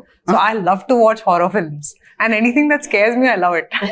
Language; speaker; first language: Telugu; non-native, fluent; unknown